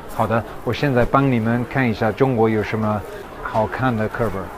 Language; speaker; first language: Chinese; non-native, fluent; English